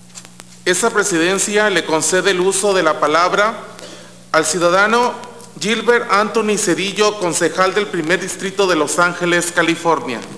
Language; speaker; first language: Spanish; native; Spanish